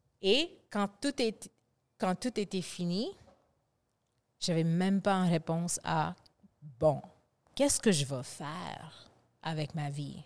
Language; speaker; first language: French; non-native, fluent; English